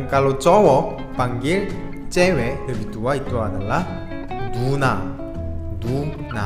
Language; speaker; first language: Indonesian; non-native, fluent; Korean